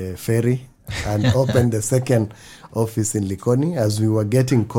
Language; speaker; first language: English; non-native, local second language; Swahili